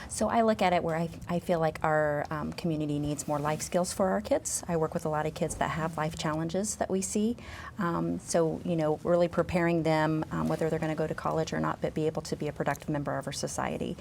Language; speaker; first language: English; native; English